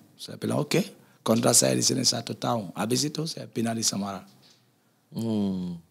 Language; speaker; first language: Indonesian; non-native, fluent; English